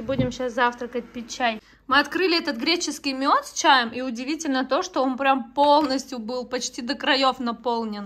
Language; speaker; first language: Russian; native; Russian